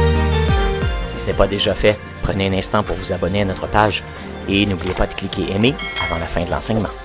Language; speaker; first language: French; native; French